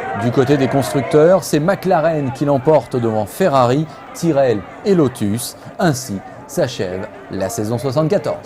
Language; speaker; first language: French; native; French